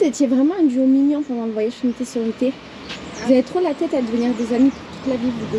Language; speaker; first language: French; native; French